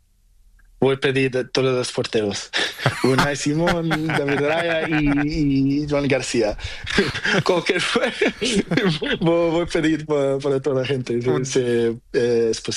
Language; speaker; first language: Spanish; non-native, learner; Portuguese